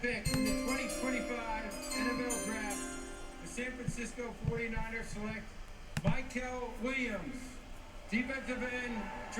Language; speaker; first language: English; native; English